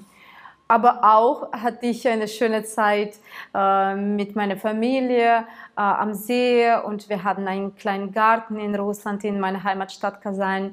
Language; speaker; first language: German; non-native, fluent; Tatar